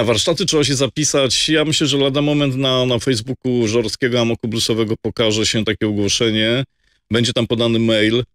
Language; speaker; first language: Polish; native; Polish